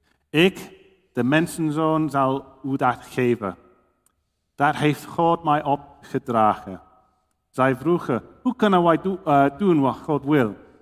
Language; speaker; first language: Dutch; non-native, learner; English